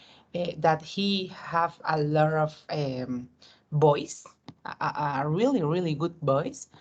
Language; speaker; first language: English; non-native, learner; Spanish